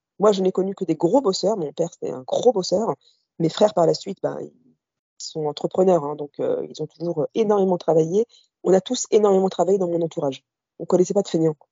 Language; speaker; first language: French; early bilingual, other home language; Kabyle